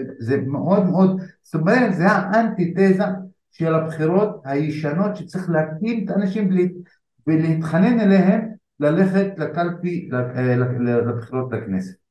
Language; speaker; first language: Hebrew; non-native, local second language; Arabic